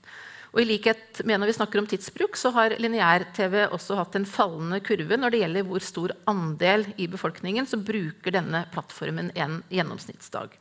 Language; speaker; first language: Norwegian; native; Norwegian